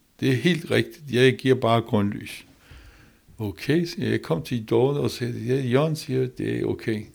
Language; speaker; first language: Danish; non-native, learner; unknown